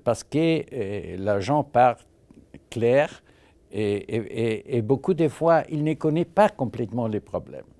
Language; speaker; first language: French; non-native, fluent; Spanish